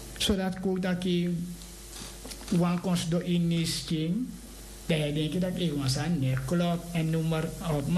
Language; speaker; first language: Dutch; native; Dutch